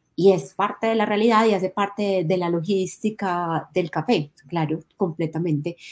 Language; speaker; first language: Spanish; native; Spanish